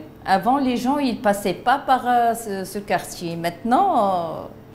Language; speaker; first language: French; non-native, local second language; Arabic